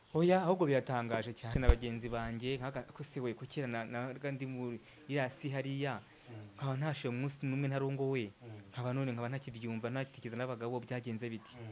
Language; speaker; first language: Kinyarwanda; native; Kinyarwanda